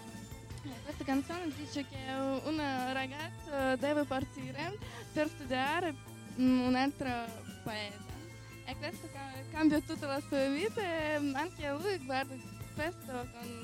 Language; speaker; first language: Italian; non-native, learner; Russian